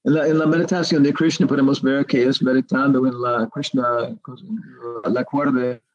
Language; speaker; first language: Spanish; non-native, learner; English